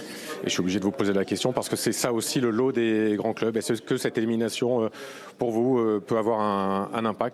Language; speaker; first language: French; native; French